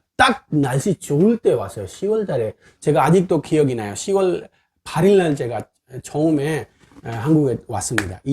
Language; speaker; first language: Korean; non-native, fluent; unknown